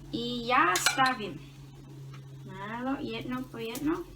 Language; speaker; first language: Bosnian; early bilingual, heritage; Bosnian